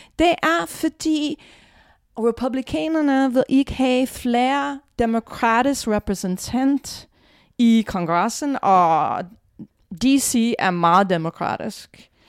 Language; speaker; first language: Danish; non-native, fluent; English